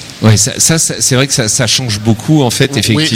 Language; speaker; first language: French; native; French